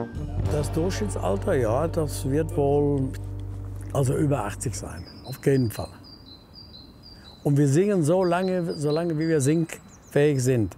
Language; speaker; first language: German; native; German